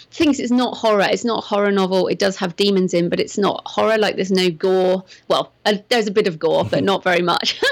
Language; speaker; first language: English; native; English